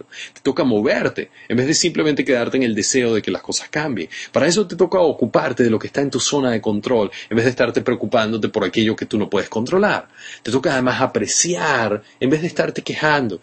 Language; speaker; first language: Spanish; native; Spanish